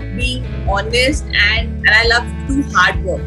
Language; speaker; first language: English; non-native, local second language; Hindi